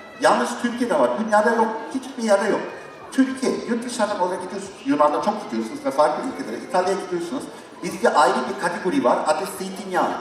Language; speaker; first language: Turkish; non-native, learner; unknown